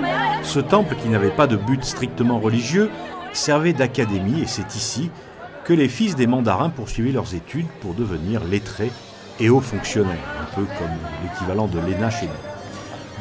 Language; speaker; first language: French; native; French